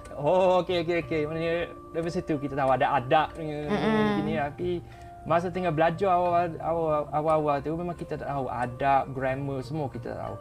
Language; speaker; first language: Malay; non-native, fluent; English